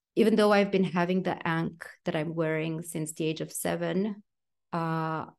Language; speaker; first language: English; non-native, fluent; Romanian